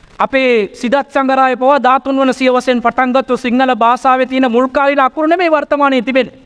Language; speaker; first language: Sinhala; non-native, local second language; Tamil